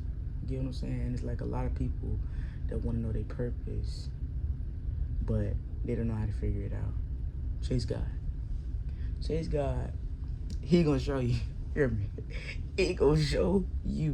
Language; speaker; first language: English; native; English